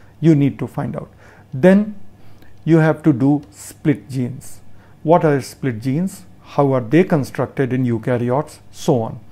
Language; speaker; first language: English; non-native, local second language; Hindi